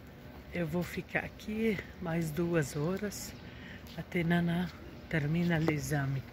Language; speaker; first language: Portuguese; non-native, fluent; Arabic